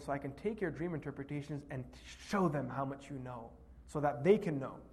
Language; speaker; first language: English; native; English